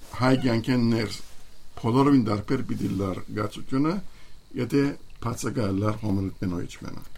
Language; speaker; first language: Armenian; native; Armenian